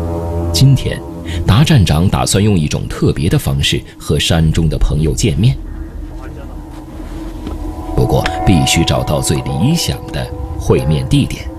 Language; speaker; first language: Chinese; native; Chinese